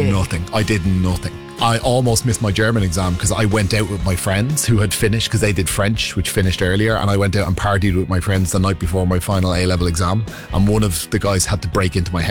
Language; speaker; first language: English; native; English